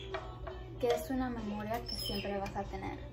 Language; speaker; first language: Spanish; early bilingual, heritage; Spanish